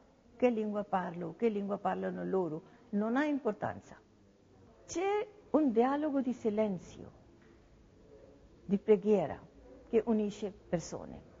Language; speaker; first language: Italian; non-native, learner; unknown